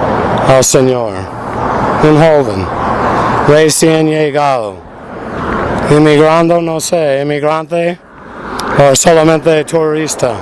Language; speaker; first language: Spanish; non-native, fluent; English